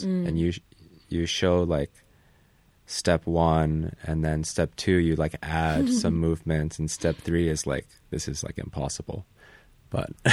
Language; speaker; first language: English; native; English